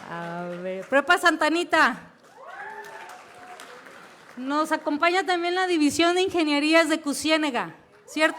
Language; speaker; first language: Spanish; native; Spanish